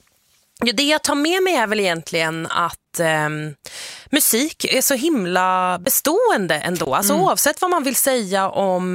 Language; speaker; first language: Swedish; native; Swedish